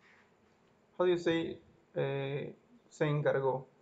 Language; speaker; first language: English; non-native, learner; Spanish